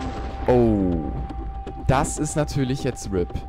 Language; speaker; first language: German; native; German